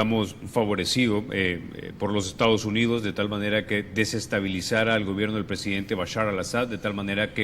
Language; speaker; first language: Spanish; native; Spanish